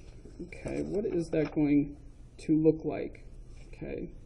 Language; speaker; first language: English; native; English